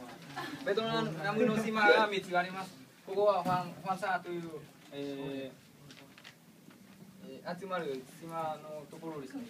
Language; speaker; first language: Japanese; non-native, learner; Vietnamese